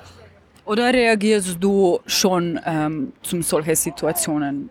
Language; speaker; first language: German; non-native, learner; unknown